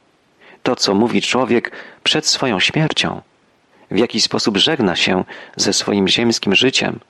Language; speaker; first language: Polish; native; Polish